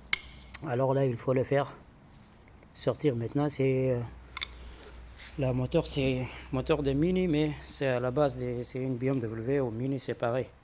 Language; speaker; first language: French; non-native, fluent; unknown